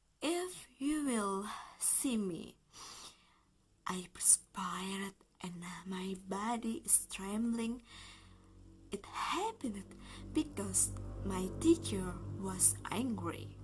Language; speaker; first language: English; non-native, learner; Indonesian